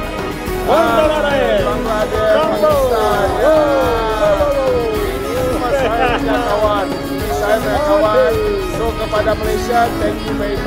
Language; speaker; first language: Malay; non-native, learner; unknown